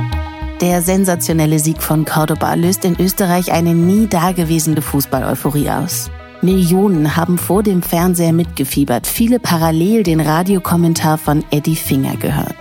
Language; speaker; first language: German; native; German